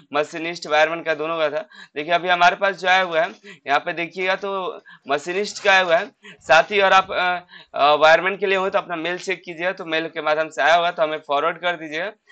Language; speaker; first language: Hindi; native; Hindi